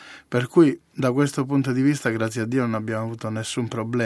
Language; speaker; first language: Italian; native; Italian